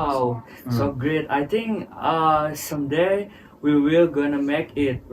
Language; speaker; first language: English; non-native, learner; Indonesian